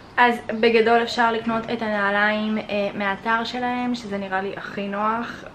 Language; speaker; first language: Hebrew; native; Hebrew